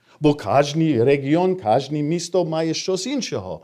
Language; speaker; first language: Ukrainian; non-native, fluent; English